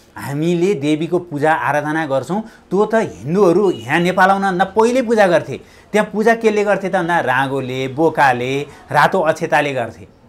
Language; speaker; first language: Nepali; native; Nepali